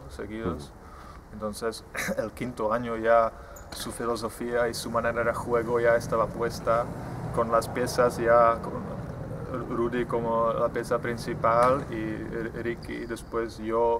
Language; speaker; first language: Spanish; non-native, fluent; Czech